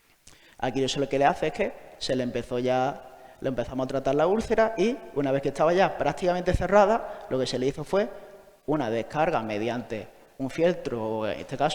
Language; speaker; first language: Spanish; native; Spanish